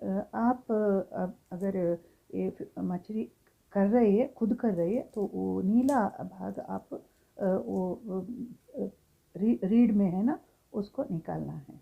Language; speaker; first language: Hindi; non-native, local second language; Tulu